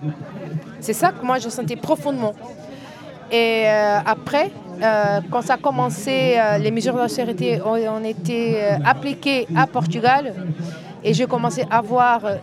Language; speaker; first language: French; non-native, fluent; Portuguese